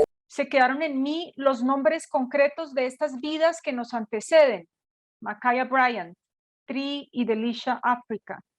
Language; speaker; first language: Spanish; native; Spanish